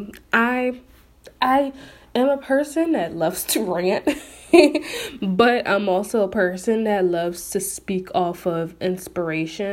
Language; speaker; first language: English; native; English